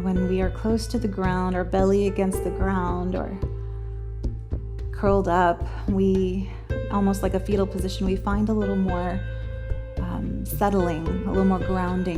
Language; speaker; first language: English; native; English